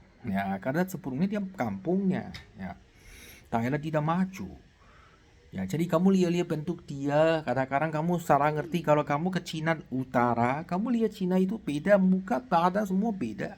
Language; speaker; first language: Indonesian; non-native, fluent; Chinese